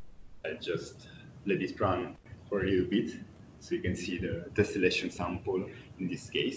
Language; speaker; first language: English; non-native, fluent; Italian